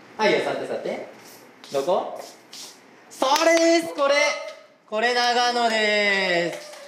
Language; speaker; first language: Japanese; native; Japanese